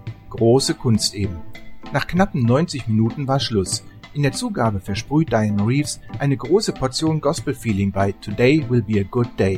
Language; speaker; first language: German; native; German